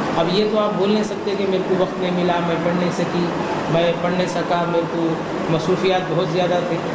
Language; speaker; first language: Urdu; native; Urdu